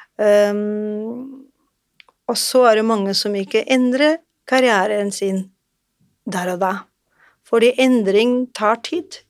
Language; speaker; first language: Norwegian; non-native, fluent; Portuguese